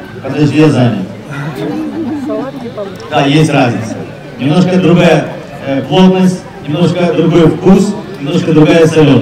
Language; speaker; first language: Russian; native; Russian